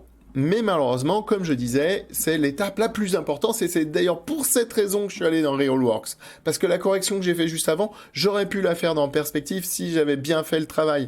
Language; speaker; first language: French; native; French